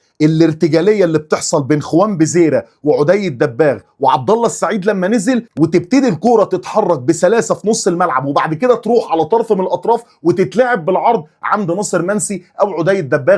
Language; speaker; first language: Arabic; native; Arabic